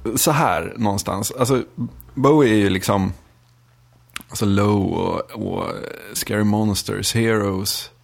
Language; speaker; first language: Swedish; native; Swedish